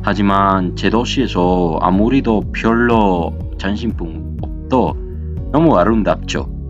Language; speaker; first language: Korean; non-native, learner; Spanish